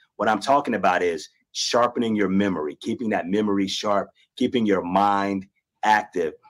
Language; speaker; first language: English; native; English